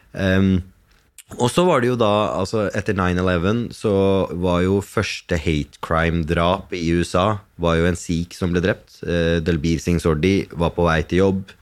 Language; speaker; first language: Norwegian; early bilingual, other home language; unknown